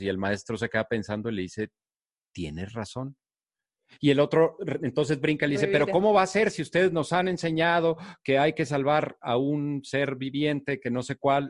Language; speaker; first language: Spanish; native; Spanish